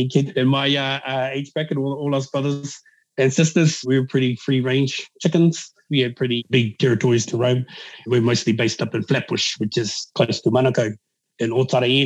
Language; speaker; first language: English; native; English